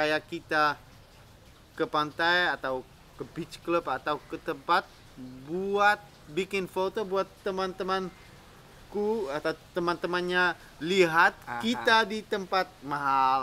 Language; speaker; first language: Indonesian; non-native, fluent; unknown